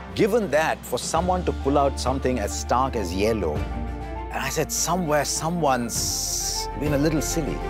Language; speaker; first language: English; non-native, local second language; Hindi